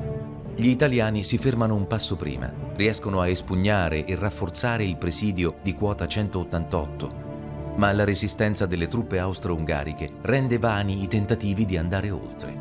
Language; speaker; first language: Italian; native; Italian